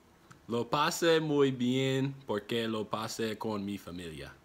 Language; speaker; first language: Spanish; non-native, learner; English